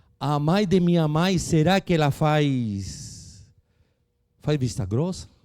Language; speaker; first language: Portuguese; non-native, fluent; Spanish